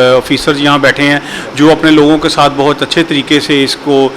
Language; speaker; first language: Urdu; non-native, local second language; Punjabi